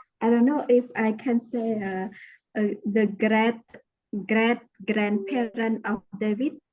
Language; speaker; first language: English; non-native, learner; Khmer